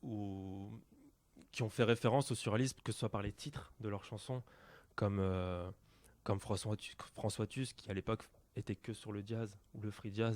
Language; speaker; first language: French; native; French